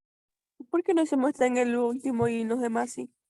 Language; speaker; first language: Spanish; native; Spanish